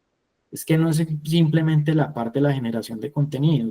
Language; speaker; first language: Spanish; native; Spanish